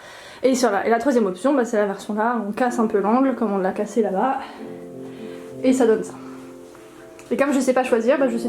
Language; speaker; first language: French; native; French